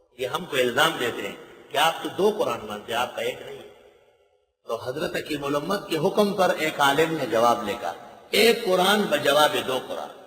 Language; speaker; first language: Urdu; non-native, local second language; Pashto